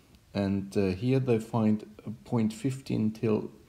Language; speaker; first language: English; non-native, fluent; German